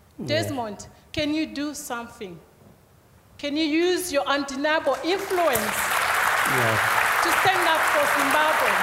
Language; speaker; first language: English; non-native, local second language; Shona